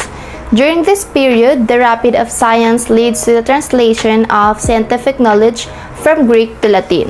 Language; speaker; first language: English; non-native, local second language; Filipino